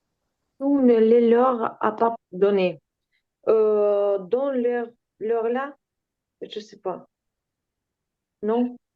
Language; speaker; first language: French; non-native, learner; Ukrainian